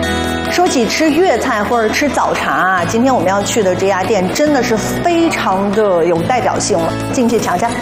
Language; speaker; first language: Chinese; native; Chinese